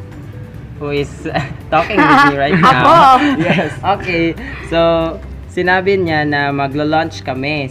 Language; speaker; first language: English; non-native, local second language; Cebuano